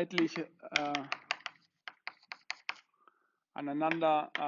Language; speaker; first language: German; non-native, fluent; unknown